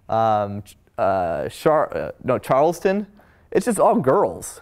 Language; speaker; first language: English; native; English